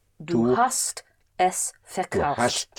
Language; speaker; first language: German; non-native, learner; English